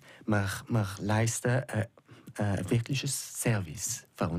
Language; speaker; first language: German; non-native, local second language; French